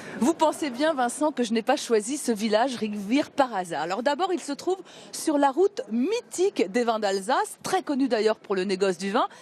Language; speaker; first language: French; native; French